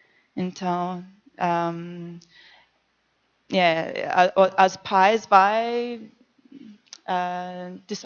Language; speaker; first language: Portuguese; non-native, learner; English